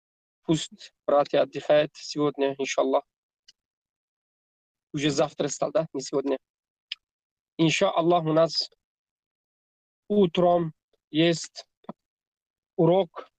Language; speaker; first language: Russian; non-native, learner; Tajik